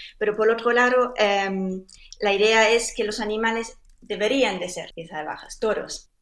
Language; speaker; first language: Spanish; non-native, fluent; German